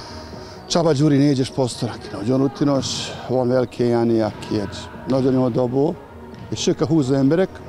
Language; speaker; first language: Hungarian; non-native, fluent; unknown